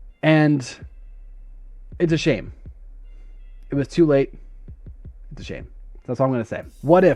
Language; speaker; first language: English; native; English